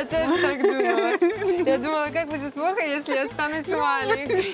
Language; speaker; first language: Russian; native; Russian